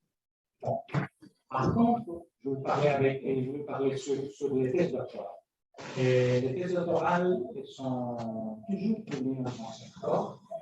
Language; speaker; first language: French; non-native, fluent; Spanish